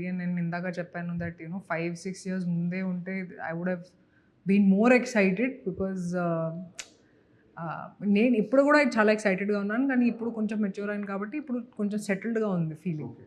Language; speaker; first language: Telugu; non-native, fluent; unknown